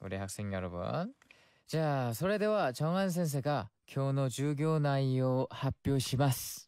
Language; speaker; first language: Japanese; non-native, learner; Korean